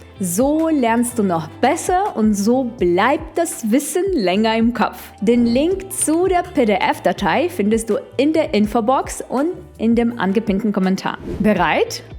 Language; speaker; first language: German; non-native, fluent; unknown